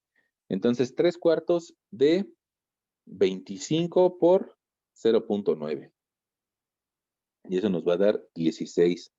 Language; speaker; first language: Spanish; native; Spanish